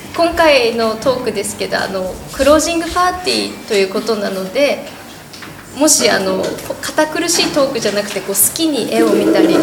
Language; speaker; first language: Japanese; native; Japanese